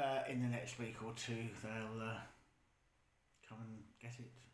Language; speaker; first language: English; native; English